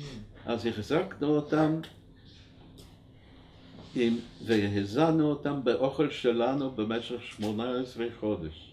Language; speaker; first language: Hebrew; non-native, fluent; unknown